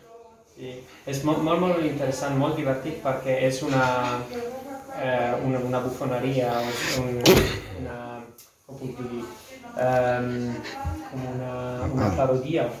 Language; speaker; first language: Catalan; non-native, fluent; Italian